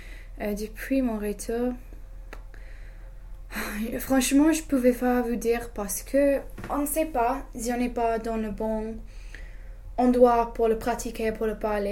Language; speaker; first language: French; non-native, fluent; English